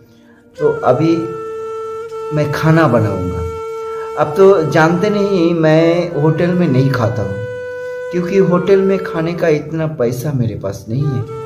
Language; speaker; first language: Hindi; non-native, local second language; Bangla